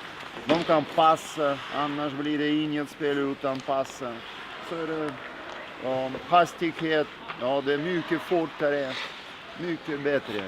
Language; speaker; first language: Swedish; non-native, fluent; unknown